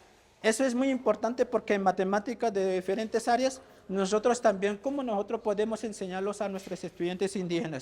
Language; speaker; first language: Spanish; non-native, local second language; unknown